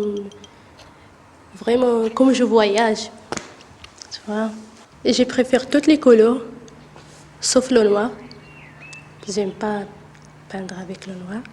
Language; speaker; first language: French; non-native, learner; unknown